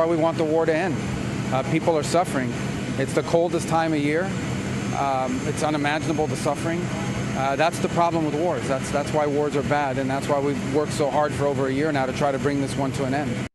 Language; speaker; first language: English; native; English